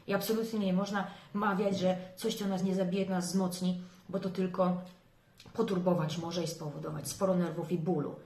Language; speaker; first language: Polish; native; Polish